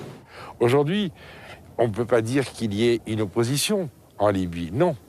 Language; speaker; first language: French; native; French